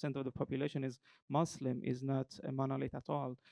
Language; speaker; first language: English; non-native, fluent; Persian